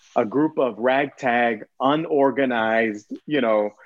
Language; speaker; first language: English; native; English